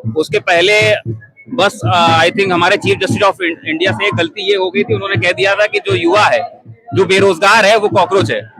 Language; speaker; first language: Hindi; native; Hindi